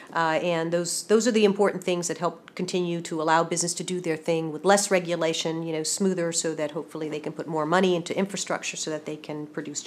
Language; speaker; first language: English; native; English